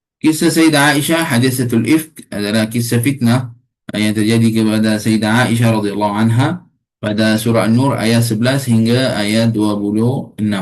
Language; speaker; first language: Malay; non-native, fluent; Arabic